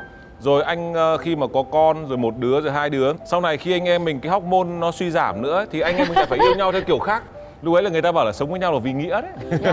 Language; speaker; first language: Vietnamese; native; Vietnamese